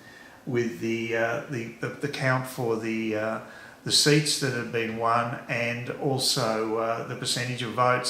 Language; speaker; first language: English; native; English